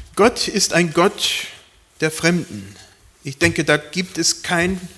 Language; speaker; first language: German; early bilingual, other home language; Spanish